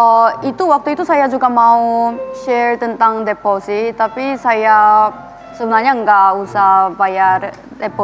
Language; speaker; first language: Indonesian; non-native, fluent; Korean